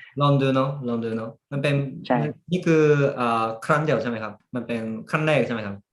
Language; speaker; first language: Thai; early bilingual, heritage; Japanese